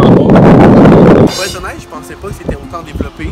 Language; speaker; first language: French; native; French